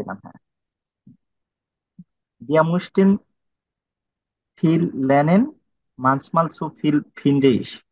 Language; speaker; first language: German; non-native, learner; Bangla